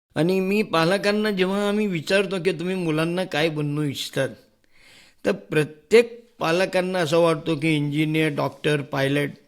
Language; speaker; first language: Marathi; non-native, local second language; Hindi